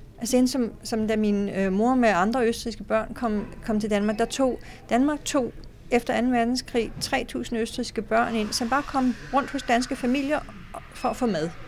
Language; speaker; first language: Danish; native; Danish